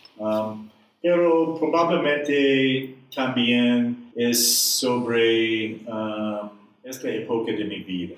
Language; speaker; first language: Spanish; non-native, learner; English